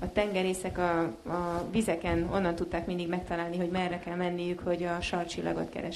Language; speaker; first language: Hungarian; native; Hungarian